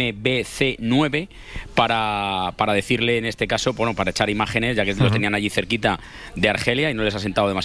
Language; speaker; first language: Spanish; native; Spanish